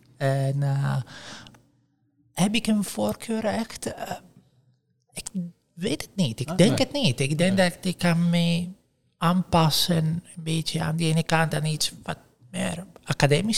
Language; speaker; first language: Dutch; non-native, fluent; Italian